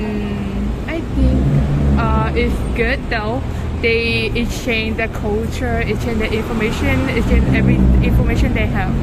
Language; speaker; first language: English; non-native, fluent; Vietnamese